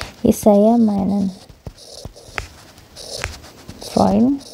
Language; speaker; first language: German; non-native, fluent; Indonesian